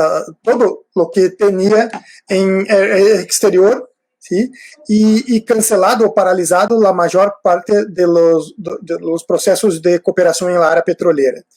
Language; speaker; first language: Spanish; non-native, fluent; Portuguese